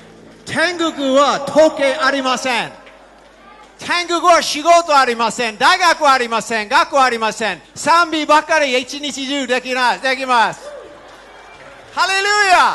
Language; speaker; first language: Japanese; non-native, learner; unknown